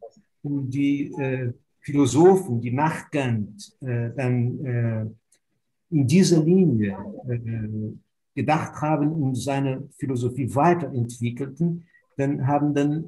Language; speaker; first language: German; non-native, fluent; Portuguese